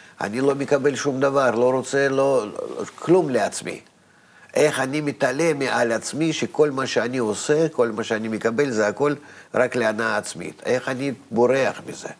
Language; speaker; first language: Hebrew; non-native, fluent; Russian